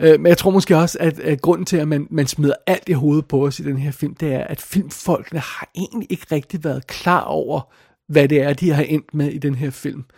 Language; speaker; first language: Danish; native; Danish